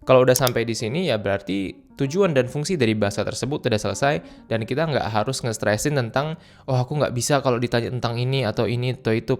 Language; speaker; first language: Indonesian; native; Indonesian